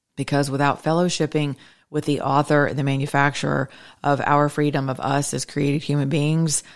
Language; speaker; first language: English; native; English